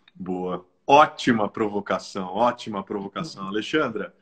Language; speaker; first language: Portuguese; native; Portuguese